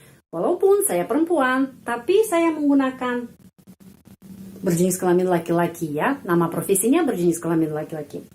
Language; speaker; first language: Indonesian; non-native, fluent; Russian